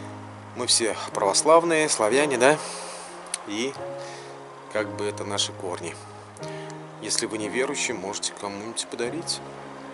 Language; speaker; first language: Russian; native; Russian